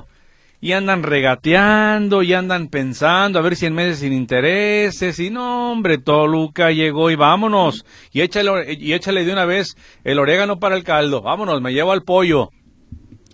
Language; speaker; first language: Spanish; native; Spanish